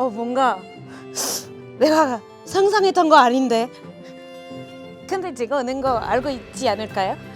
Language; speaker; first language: Korean; non-native, fluent; French